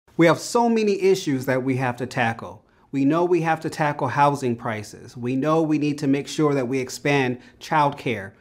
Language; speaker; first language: English; native; English